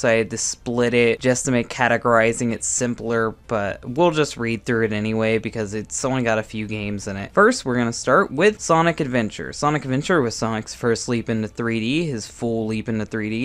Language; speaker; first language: English; native; English